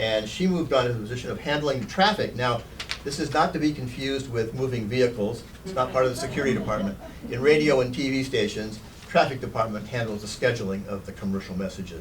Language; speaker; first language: English; native; English